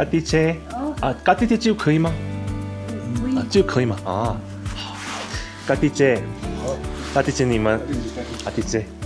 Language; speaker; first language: Chinese; non-native, learner; Korean